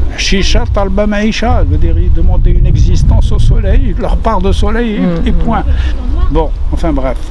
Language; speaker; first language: French; non-native, local second language; Arabic